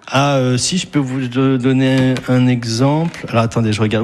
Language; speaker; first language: French; native; French